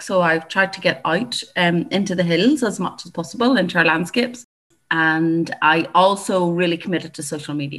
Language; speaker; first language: English; native; English